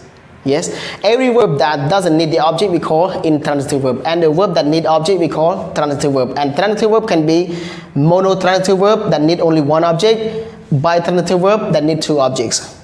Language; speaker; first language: English; non-native, learner; Khmer